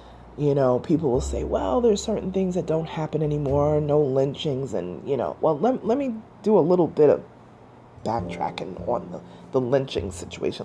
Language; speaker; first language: English; native; English